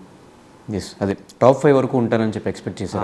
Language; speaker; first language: Telugu; native; Telugu